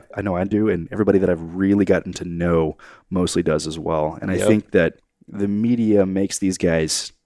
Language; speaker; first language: English; native; English